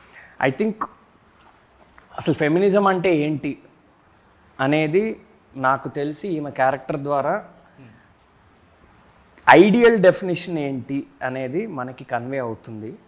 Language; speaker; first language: Telugu; native; Telugu